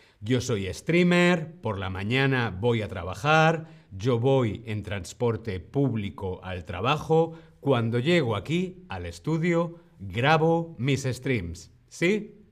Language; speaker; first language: Spanish; non-native, fluent; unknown